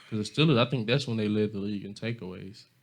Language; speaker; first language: English; native; English